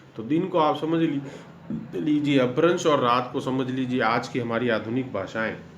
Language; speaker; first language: Hindi; native; Hindi